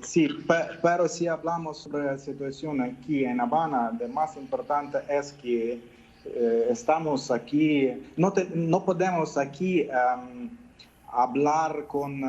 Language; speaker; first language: Spanish; non-native, fluent; Ukrainian